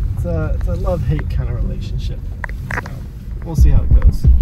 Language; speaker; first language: English; native; English